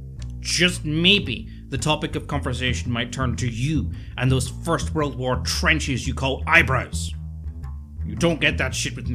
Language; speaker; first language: English; native; English